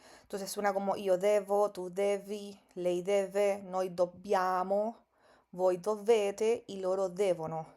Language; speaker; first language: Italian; non-native, fluent; Spanish